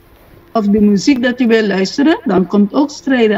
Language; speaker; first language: Dutch; non-native, local second language; Papiamento